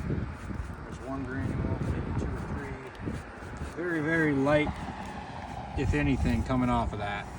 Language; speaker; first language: English; native; English